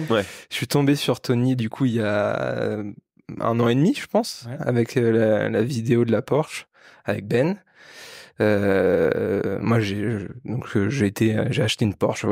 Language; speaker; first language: French; native; French